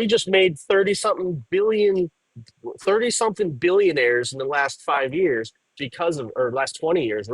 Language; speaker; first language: English; native; English